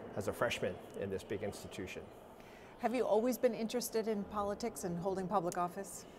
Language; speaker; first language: English; native; English